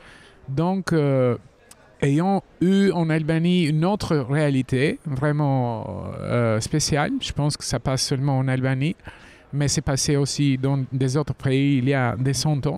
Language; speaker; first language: French; non-native, fluent; Albanian